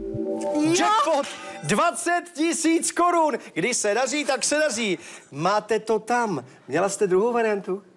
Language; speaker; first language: Czech; native; Czech